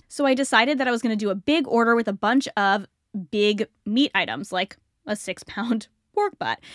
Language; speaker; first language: English; native; English